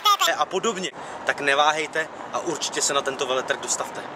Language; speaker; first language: Czech; native; Czech